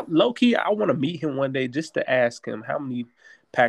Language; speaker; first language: English; native; English